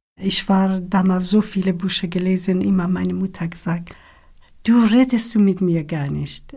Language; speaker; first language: German; non-native, learner; Kurdish